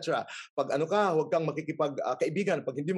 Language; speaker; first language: English; non-native, local second language; Waray